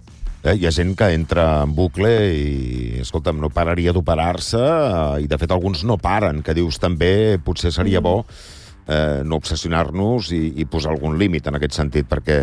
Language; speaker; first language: Catalan; native; Catalan